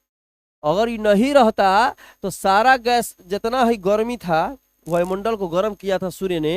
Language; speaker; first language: Hindi; native; Hindi